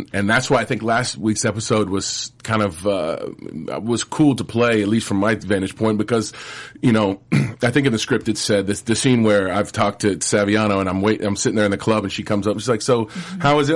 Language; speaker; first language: English; native; English